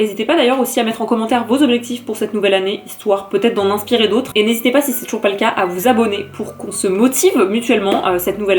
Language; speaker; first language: French; native; French